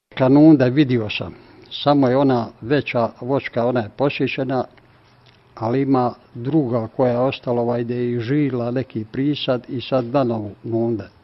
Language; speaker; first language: Serbian; native; Serbian